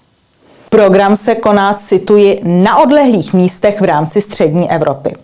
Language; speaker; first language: Czech; native; Czech